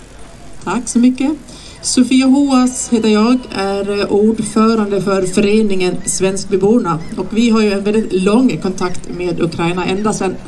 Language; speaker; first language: Swedish; native; Swedish